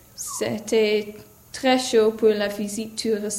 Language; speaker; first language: French; non-native, learner; English